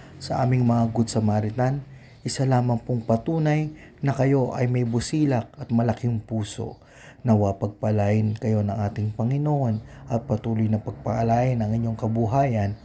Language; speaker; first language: Filipino; non-native, local second language; Pampanga